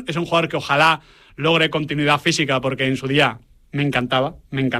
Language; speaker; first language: Spanish; native; Spanish